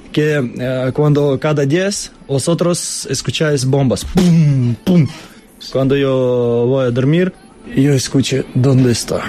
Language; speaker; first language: Spanish; non-native, learner; Russian